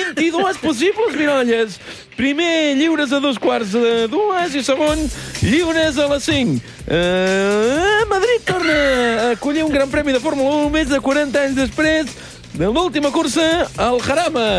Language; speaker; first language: Catalan; native; Catalan